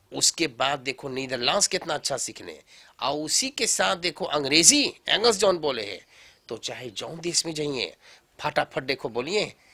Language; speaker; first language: Hindi; early bilingual, heritage; Hindi